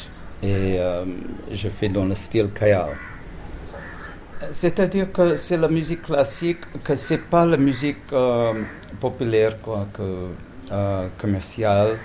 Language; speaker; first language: French; non-native, fluent; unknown